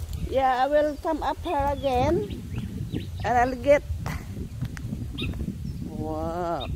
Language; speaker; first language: English; non-native, learner; Filipino